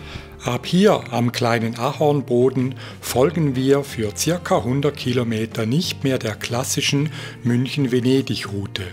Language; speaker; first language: German; native; German